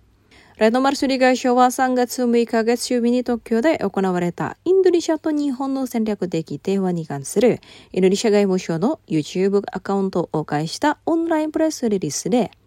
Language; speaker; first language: Japanese; non-native, fluent; Indonesian